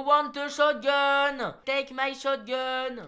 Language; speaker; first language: English; non-native, learner; French